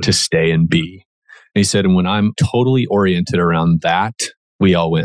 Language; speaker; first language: English; native; English